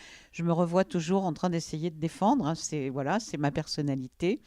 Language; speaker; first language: French; native; French